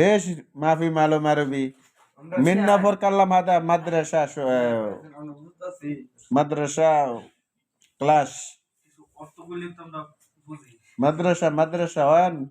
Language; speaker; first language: Arabic; non-native, learner; Bangla